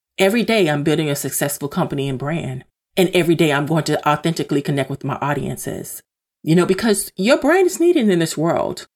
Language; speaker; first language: English; native; English